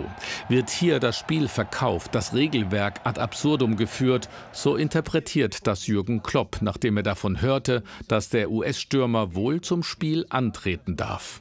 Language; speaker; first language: German; native; German